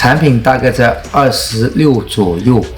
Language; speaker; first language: Chinese; native; Chinese